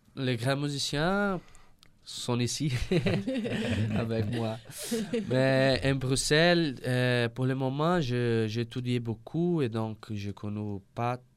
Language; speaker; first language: French; non-native, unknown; Portuguese